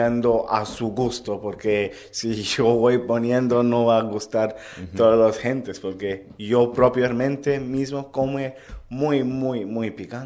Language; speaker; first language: Spanish; non-native, learner; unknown